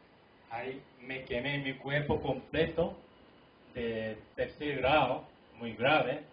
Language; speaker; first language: Spanish; non-native, fluent; Korean